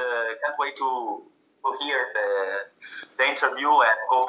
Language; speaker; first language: English; non-native, fluent; Italian